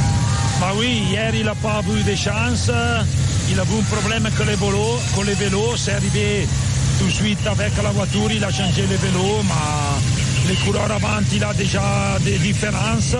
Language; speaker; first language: French; non-native, learner; Italian